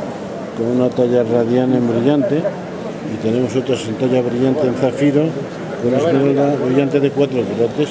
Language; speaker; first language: Spanish; native; Spanish